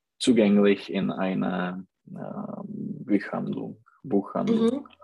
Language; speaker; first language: German; non-native, learner; Czech